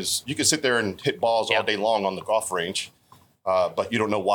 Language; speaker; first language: English; native; English